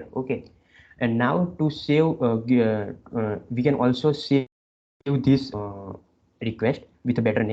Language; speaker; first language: English; non-native, local second language; Gujarati